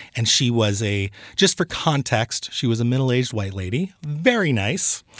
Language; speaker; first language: English; early bilingual, other home language; Urdu